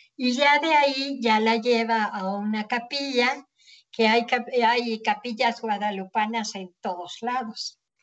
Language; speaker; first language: Spanish; native; Spanish